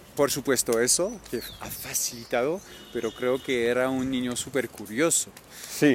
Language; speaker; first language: Spanish; non-native, fluent; French